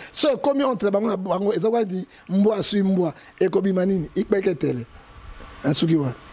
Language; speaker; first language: Lingala; native; Lingala